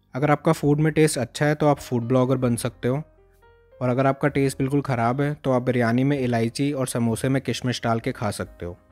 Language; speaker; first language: Hindi; native; Hindi